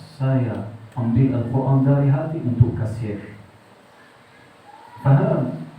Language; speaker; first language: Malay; non-native, learner; Arabic